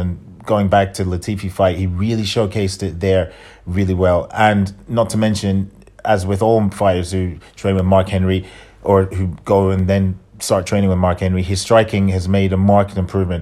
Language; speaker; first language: English; native; English